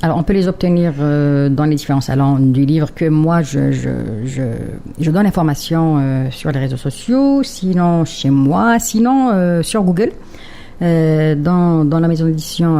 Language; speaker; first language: French; non-native, local second language; Arabic